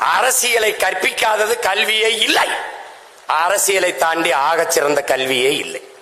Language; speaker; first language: Tamil; native; Tamil